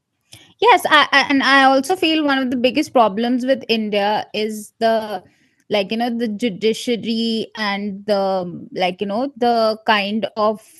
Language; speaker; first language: English; non-native, local second language; Malayalam